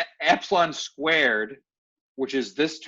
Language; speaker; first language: English; native; English